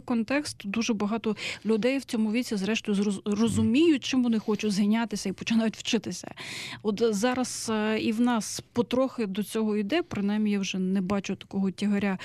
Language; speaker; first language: Ukrainian; native; Ukrainian